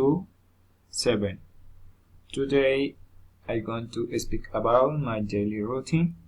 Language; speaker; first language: English; non-native, learner; Spanish